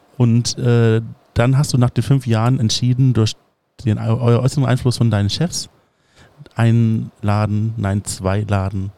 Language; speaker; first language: German; native; German